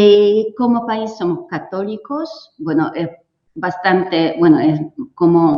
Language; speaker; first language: Spanish; non-native, fluent; Polish